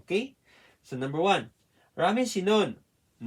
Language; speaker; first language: English; non-native, learner; Filipino